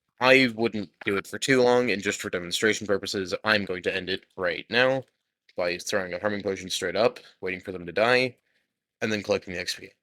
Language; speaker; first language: English; native; English